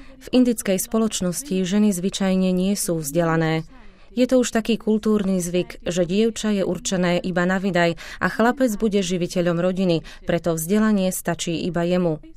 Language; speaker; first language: Slovak; native; Slovak